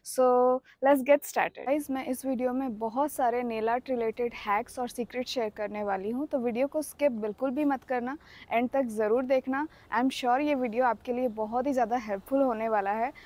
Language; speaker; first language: Hindi; non-native, local second language; Odia